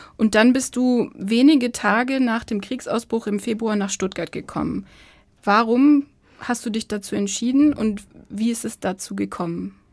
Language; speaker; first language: German; native; German